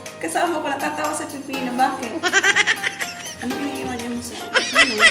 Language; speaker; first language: Filipino; non-native, local second language; Cebuano